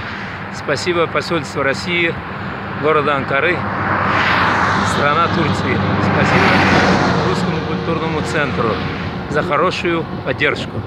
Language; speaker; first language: Russian; non-native, local second language; Uzbek